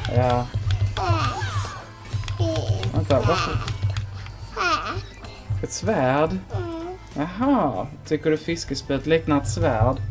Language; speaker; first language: Swedish; native; Swedish